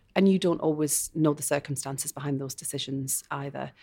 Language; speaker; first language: English; native; English